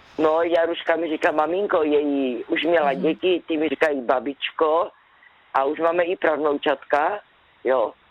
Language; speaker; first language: Czech; native; Czech